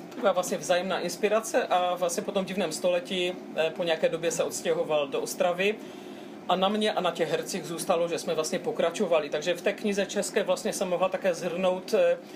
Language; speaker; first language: Czech; non-native, local second language; Polish